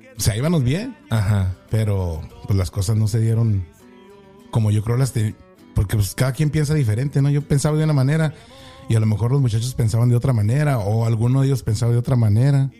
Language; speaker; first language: Spanish; native; Spanish